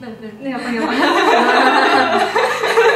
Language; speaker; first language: Japanese; non-native, fluent; Russian